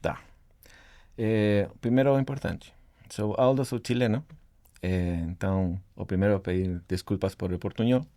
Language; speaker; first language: Portuguese; non-native, fluent; Spanish